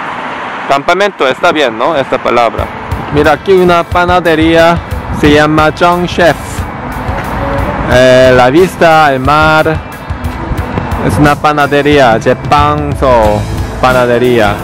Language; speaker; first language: Spanish; non-native, learner; Korean